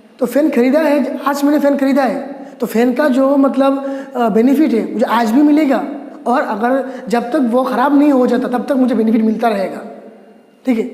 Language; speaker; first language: Hindi; non-native, local second language; Bangla